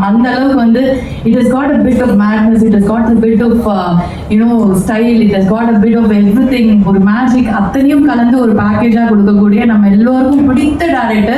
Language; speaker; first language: Tamil; native; Tamil